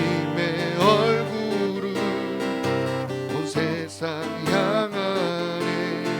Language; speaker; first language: Korean; native; Korean